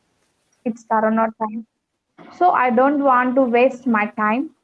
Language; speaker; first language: English; non-native, learner; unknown